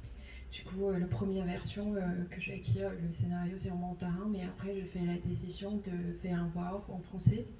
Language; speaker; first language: French; non-native, fluent; Chinese